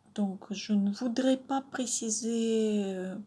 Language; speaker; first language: French; non-native, fluent; Russian